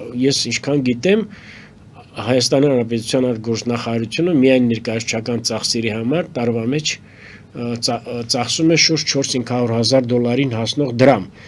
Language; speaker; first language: Armenian; native; Armenian